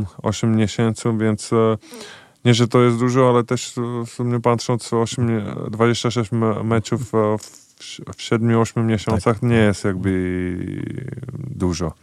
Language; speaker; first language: Polish; non-native, fluent; Czech